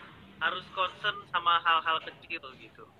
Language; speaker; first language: Indonesian; native; Indonesian